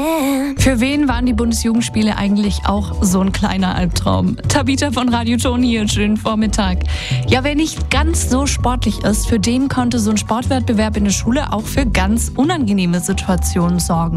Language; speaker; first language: German; native; German